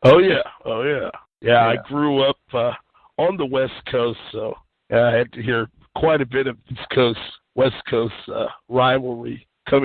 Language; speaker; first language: English; native; English